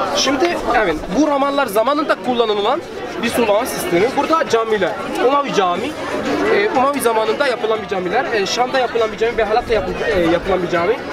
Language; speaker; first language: Turkish; non-native, fluent; Arabic